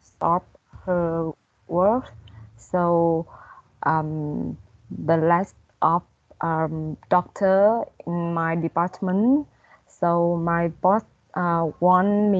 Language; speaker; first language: English; non-native, learner; Vietnamese